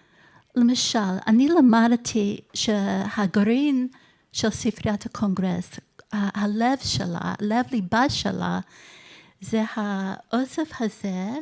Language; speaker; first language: Hebrew; non-native, fluent; English